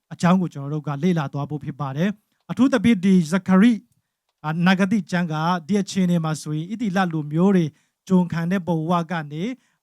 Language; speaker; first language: Burmese; non-native, local second language; Tedim Chin